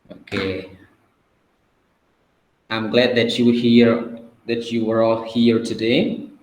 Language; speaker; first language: English; non-native, fluent; Indonesian